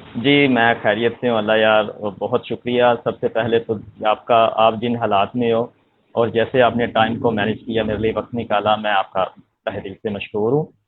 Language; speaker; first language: Urdu; non-native, local second language; Punjabi